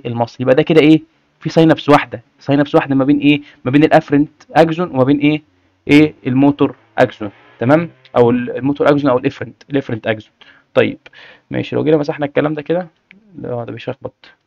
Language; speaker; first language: Arabic; native; Arabic